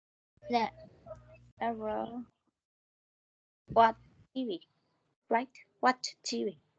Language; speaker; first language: English; non-native, learner; Vietnamese